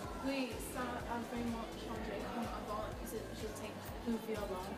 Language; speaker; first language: French; non-native, learner; English